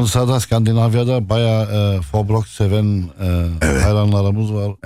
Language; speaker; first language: Turkish; non-native, fluent; Arabic